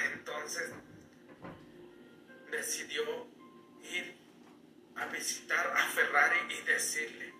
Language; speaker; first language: Spanish; native; Spanish